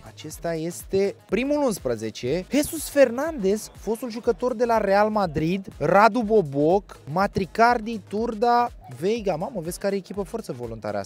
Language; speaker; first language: Romanian; native; Romanian